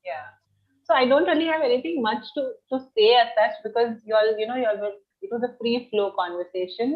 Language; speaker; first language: English; non-native, local second language; Hindi